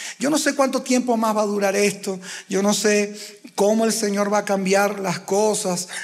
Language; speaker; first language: Spanish; native; Spanish